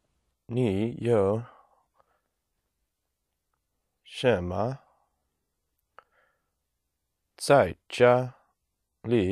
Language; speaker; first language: Chinese; non-native, learner; English